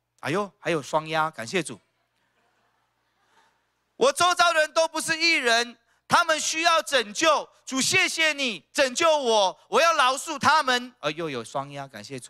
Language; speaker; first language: Chinese; native; Chinese